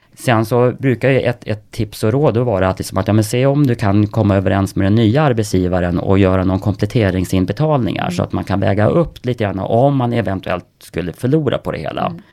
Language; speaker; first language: Swedish; native; Swedish